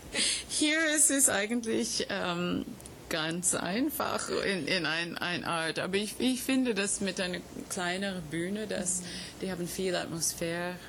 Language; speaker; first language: German; non-native, fluent; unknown